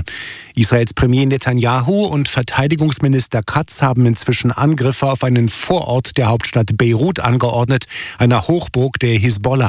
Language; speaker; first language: German; native; German